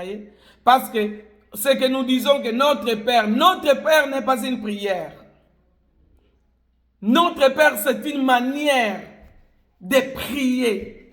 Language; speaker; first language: French; non-native, local second language; Lingala